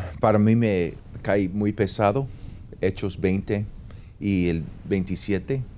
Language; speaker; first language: Spanish; early bilingual, heritage; Spanish